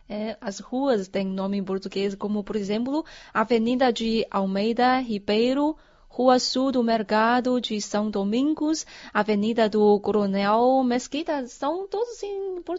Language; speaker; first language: Portuguese; non-native, fluent; Chinese